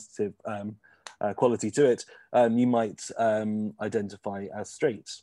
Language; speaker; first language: English; native; English